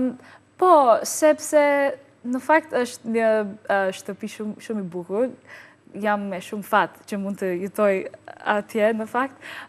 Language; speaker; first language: Albanian; non-native, learner; English